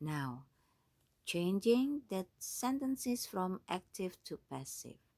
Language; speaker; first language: English; non-native, fluent; Indonesian